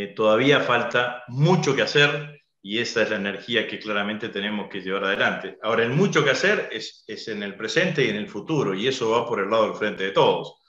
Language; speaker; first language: Spanish; native; Spanish